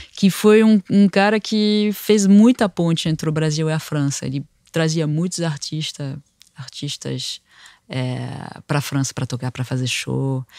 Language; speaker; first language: Portuguese; non-native, fluent; French